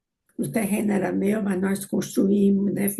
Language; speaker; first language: Portuguese; native; Portuguese